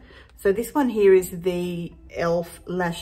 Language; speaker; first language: English; native; English